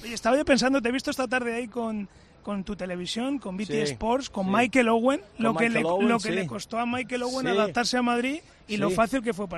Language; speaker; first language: Spanish; native; Spanish